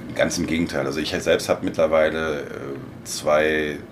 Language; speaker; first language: German; native; German